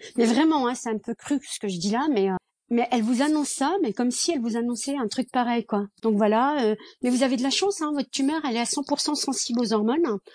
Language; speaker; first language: French; early bilingual, other home language; Kabyle